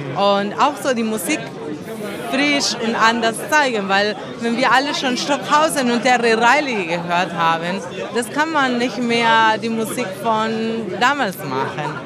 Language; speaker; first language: German; non-native, fluent; Spanish